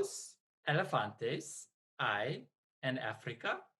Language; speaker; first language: Spanish; non-native, fluent; English